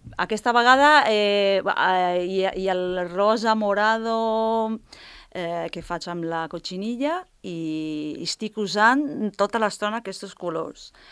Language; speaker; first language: Catalan; non-native, fluent; Italian